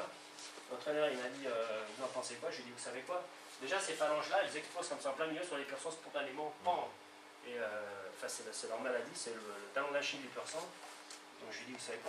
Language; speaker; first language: French; native; French